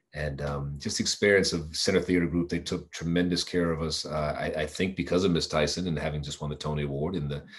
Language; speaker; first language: English; native; English